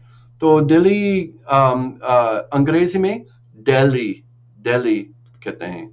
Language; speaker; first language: Hindi; non-native, learner; English